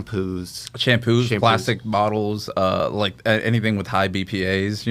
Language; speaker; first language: English; native; English